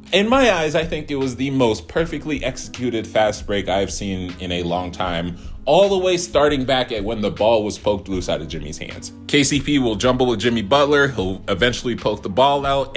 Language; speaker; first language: English; native; English